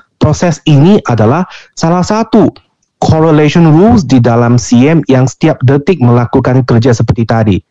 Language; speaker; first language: Indonesian; non-native, fluent; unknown